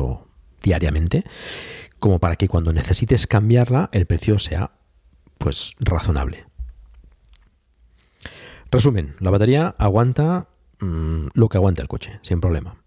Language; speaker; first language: Spanish; native; Spanish